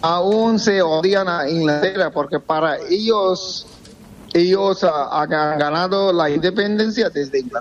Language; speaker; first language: Spanish; non-native, fluent; Bangla